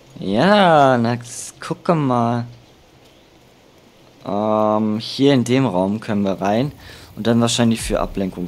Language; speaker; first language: German; native; German